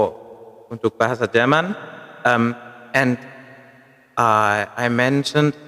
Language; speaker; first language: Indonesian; non-native, learner; German